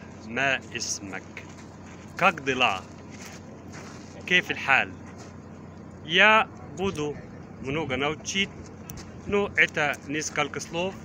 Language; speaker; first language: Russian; non-native, fluent; Arabic